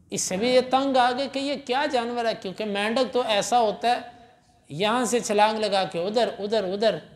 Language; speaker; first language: Urdu; non-native, local second language; Punjabi